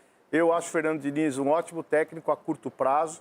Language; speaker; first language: Portuguese; native; Portuguese